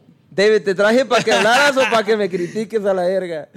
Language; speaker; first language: Spanish; early bilingual, heritage; Spanish